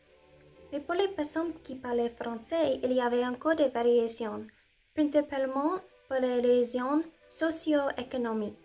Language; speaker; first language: French; non-native, learner; English